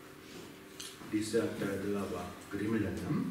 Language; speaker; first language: Russian; non-native, learner; Korean